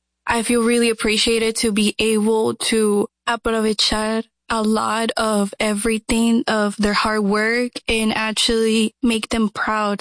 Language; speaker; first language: English; early bilingual, other home language; Spanish